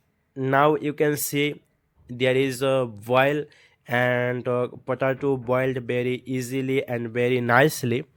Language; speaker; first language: English; non-native, learner; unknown